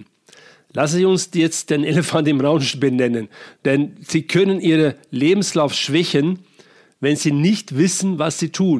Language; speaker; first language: German; non-native, fluent; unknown